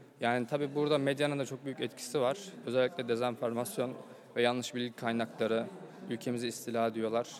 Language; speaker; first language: Turkish; native; Turkish